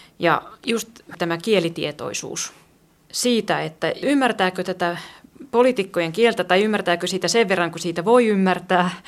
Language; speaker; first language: Finnish; native; Finnish